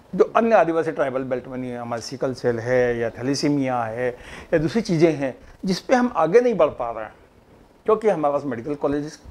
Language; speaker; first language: Hindi; native; Hindi